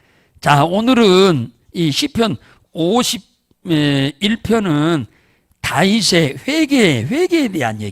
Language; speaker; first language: Korean; native; Korean